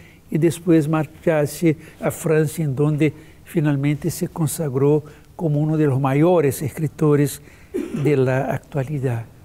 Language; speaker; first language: Spanish; non-native, fluent; Portuguese